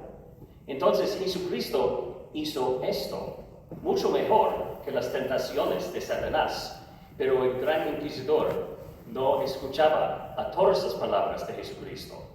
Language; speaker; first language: Spanish; non-native, learner; English